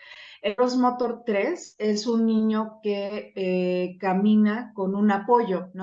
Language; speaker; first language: Spanish; native; Spanish